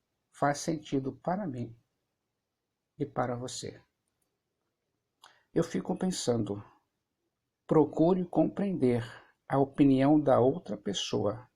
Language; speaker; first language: Portuguese; native; Portuguese